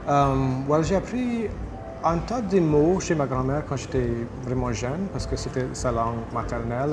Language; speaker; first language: French; non-native, local second language; English